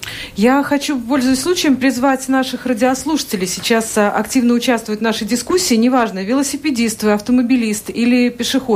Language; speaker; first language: Russian; native; Russian